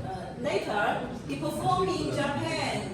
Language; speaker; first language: English; non-native, learner; Chinese